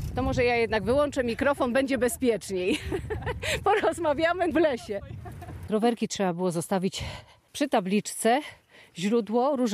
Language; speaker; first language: Polish; native; Polish